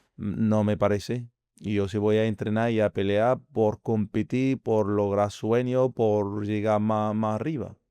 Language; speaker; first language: Spanish; non-native, fluent; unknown